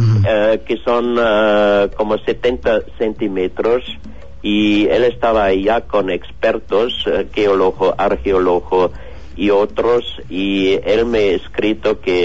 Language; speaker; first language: Spanish; non-native, learner; German